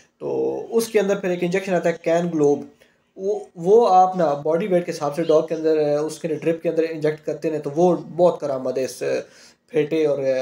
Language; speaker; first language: Urdu; non-native, local second language; Punjabi